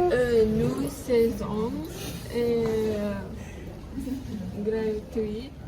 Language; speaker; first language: French; non-native, learner; Lithuanian